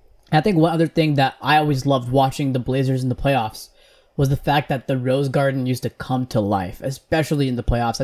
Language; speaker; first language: English; native; English